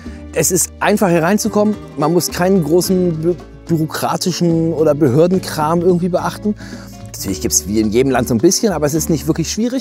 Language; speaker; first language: German; native; German